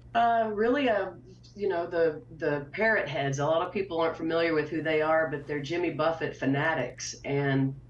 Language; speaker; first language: English; native; English